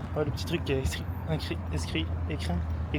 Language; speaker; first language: French; native; French